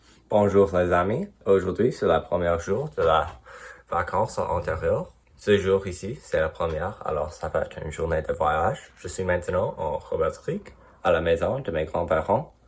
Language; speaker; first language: French; non-native, learner; English